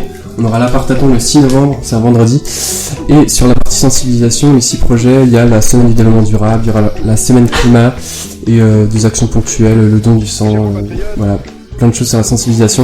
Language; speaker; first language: French; native; French